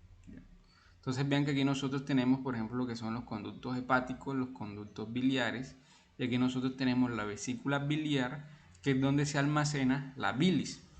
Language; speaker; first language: Spanish; native; Spanish